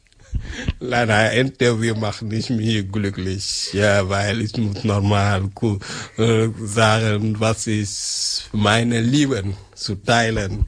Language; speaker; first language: German; non-native, learner; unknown